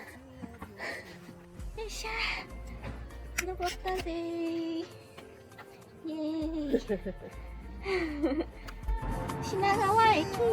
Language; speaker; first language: Japanese; native; Japanese